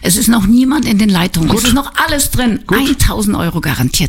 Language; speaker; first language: German; native; German